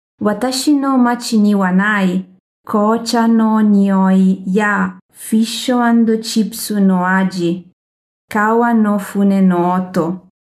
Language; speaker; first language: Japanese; non-native, learner; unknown